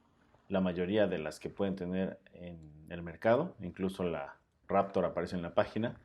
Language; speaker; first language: Spanish; native; Spanish